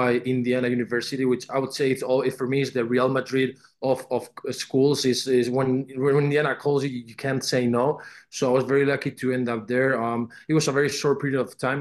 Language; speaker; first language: English; non-native, fluent; Spanish